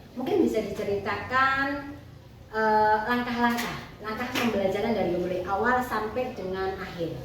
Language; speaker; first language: Indonesian; native; Indonesian